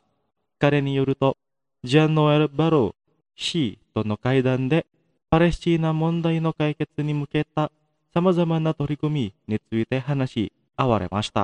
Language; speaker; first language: Japanese; non-native, fluent; Indonesian